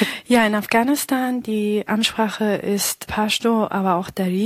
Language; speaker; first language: German; early bilingual, other home language; Pashto